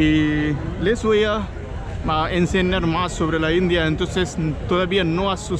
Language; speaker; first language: Spanish; non-native, learner; Hindi